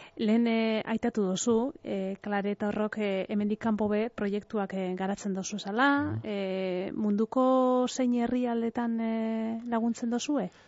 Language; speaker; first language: Basque; native; Basque